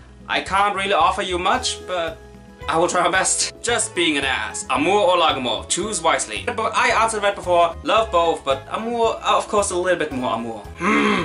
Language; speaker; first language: English; non-native, fluent; German